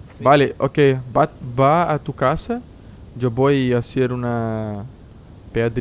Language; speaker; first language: Spanish; non-native, learner; Portuguese